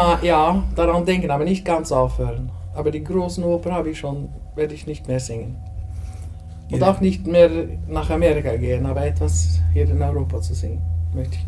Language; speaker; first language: German; non-native, fluent; Norwegian